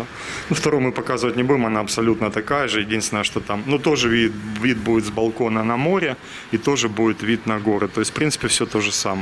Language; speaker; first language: Russian; native; Russian